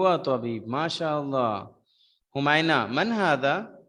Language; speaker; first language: Arabic; non-native, fluent; Urdu